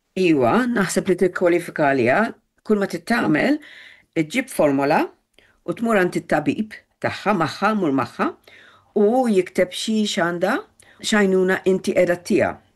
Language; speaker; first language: Maltese; early bilingual, heritage; Maltese